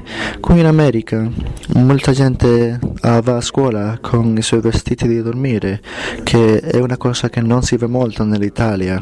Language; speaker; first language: Italian; non-native, learner; English